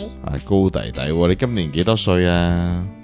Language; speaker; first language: Cantonese; native; Cantonese